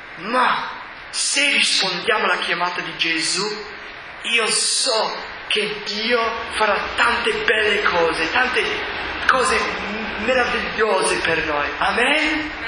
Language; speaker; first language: Italian; non-native, fluent; English